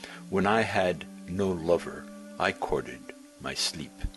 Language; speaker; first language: English; native; English